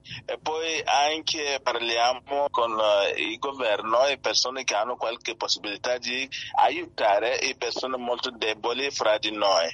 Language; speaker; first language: Italian; non-native, learner; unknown